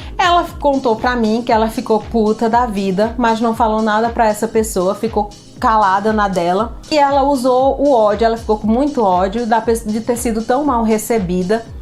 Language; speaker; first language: Portuguese; native; Portuguese